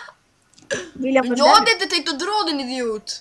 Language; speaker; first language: Swedish; native; Swedish